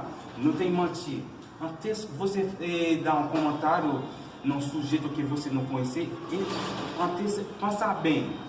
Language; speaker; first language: Portuguese; non-native, learner; Haitian Creole